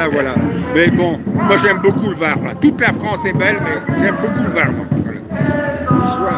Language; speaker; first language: French; native; French